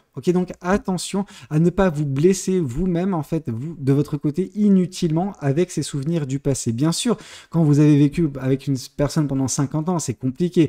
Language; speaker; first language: French; native; French